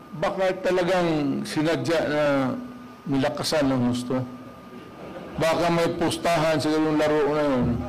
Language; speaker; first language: Filipino; non-native, local second language; Cebuano